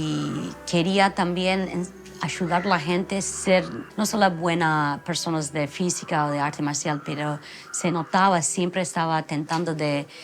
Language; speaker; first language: Spanish; non-native, fluent; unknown